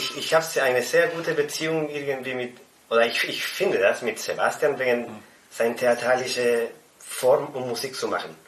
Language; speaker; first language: German; non-native, fluent; Spanish